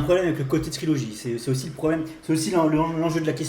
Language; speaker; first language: French; native; French